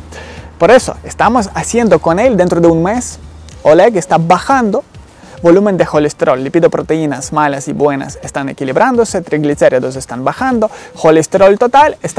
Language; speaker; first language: Spanish; non-native, learner; Ukrainian